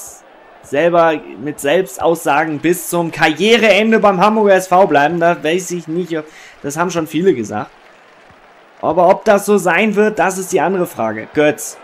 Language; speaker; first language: German; native; German